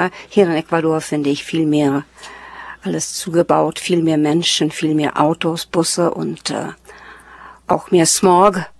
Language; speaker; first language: German; early bilingual, heritage; German